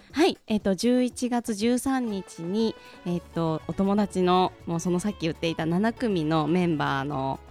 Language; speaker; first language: Japanese; native; Japanese